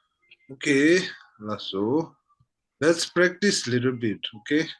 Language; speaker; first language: English; non-native, fluent; Tibetan